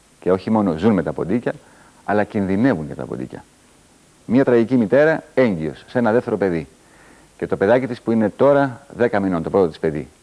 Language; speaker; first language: Greek; native; Greek